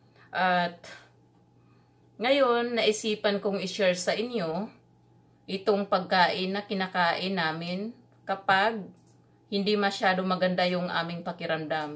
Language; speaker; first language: Filipino; non-native, local second language; Cebuano